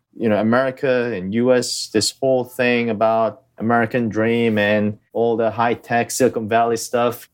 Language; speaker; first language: English; early bilingual, other home language; Korean